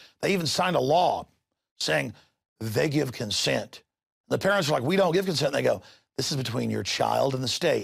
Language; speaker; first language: English; native; English